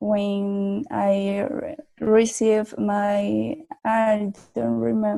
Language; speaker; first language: English; non-native, learner; Spanish